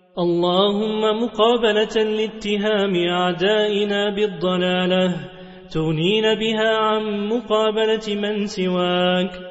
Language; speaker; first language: Arabic; non-native, fluent; Turkish